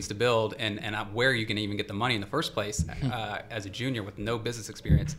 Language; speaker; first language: English; native; English